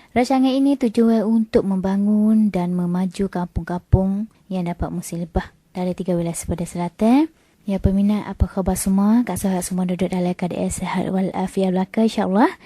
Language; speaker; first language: Malay; native; Malay